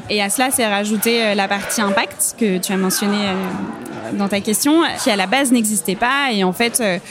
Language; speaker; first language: French; native; French